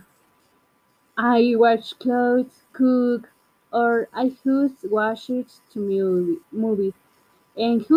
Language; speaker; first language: English; non-native, learner; Spanish